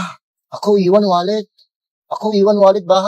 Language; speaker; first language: Filipino; non-native, learner; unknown